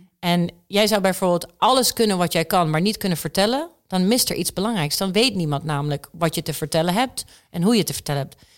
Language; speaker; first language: Dutch; early bilingual, other home language; Czech